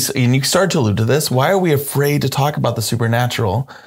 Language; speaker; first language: English; native; English